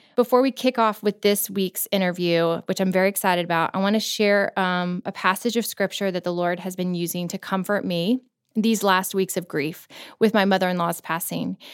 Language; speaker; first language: English; native; English